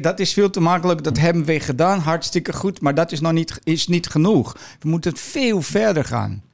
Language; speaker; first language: Dutch; non-native, fluent; Portuguese